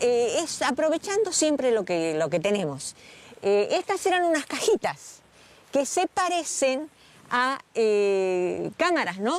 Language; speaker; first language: Spanish; native; Spanish